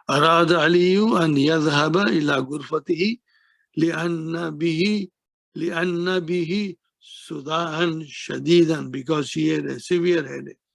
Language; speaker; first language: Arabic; non-native, fluent; Urdu